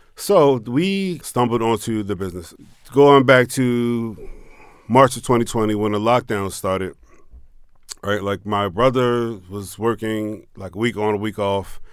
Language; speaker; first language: English; native; English